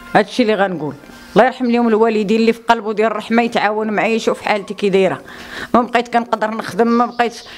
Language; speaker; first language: Arabic; native; Arabic